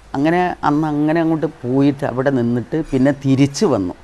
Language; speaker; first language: Malayalam; native; Malayalam